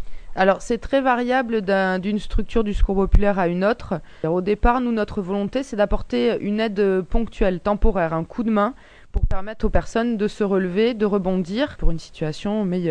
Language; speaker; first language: French; native; French